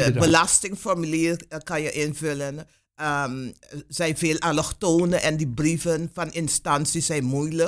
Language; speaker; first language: Dutch; non-native, local second language; Papiamento